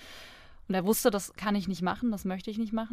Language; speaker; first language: German; native; German